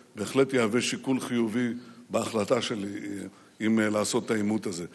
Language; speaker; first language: Hebrew; native; Hebrew